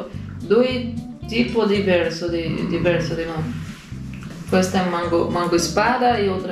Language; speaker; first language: Italian; non-native, learner; Portuguese